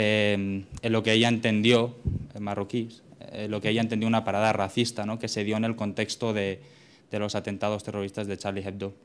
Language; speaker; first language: Spanish; native; Spanish